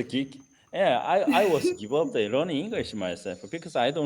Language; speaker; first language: English; non-native, learner; Korean